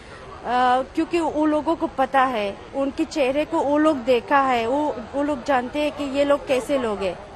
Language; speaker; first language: Hindi; non-native, fluent; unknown